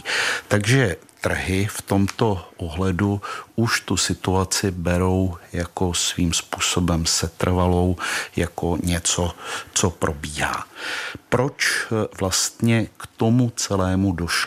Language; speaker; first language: Czech; native; Czech